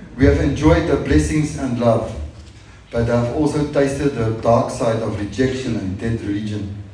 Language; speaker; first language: English; non-native, local second language; Afrikaans